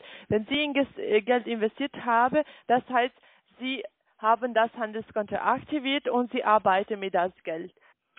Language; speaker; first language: German; non-native, learner; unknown